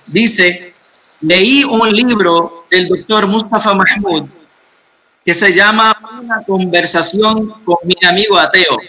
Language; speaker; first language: Spanish; non-native, fluent; Arabic